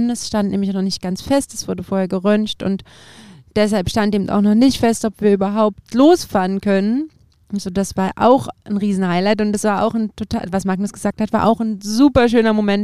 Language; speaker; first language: German; native; German